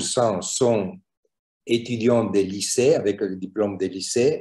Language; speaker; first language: French; non-native, fluent; Italian